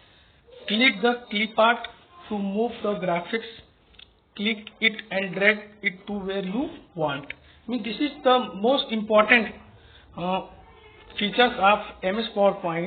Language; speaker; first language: English; non-native, local second language; Hindi